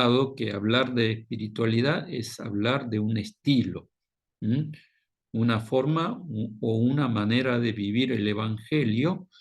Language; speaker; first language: Spanish; non-native, fluent; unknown